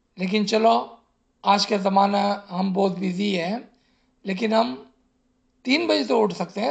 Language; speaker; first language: Urdu; non-native, local second language; Gujarati